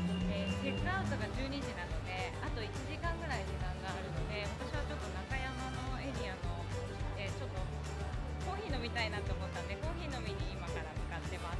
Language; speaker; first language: Japanese; native; Japanese